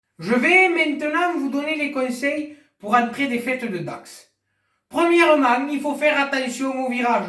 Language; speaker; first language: French; native; French